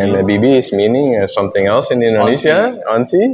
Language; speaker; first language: English; non-native, fluent; Dutch